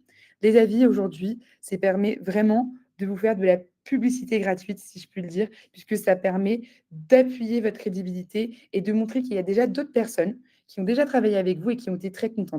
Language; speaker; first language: French; native; French